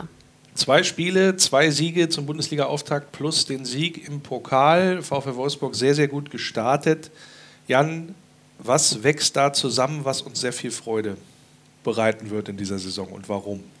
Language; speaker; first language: German; native; German